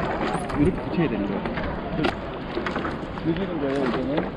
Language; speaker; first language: Korean; native; Korean